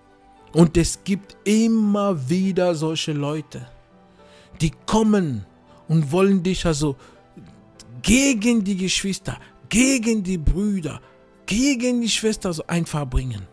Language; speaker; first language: German; non-native, fluent; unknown